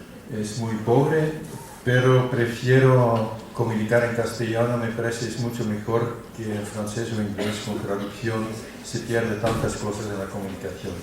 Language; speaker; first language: Spanish; non-native, fluent; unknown